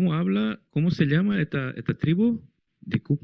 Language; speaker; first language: Spanish; non-native, fluent; Portuguese